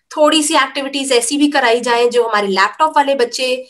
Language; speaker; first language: Hindi; native; Hindi